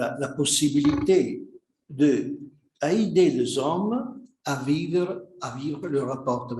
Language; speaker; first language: French; non-native, fluent; Italian